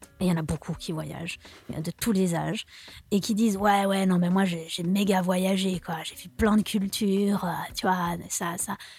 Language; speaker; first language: French; native; French